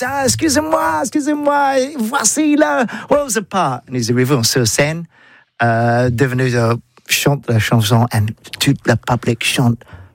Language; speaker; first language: French; non-native, learner; English